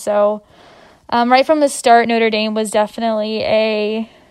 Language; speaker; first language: English; native; English